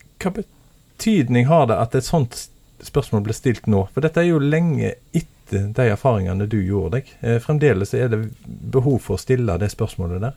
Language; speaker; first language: Norwegian; native; Norwegian